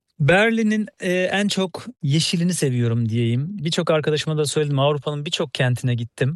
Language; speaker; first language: Turkish; native; Turkish